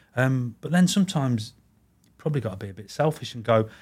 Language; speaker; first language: English; native; English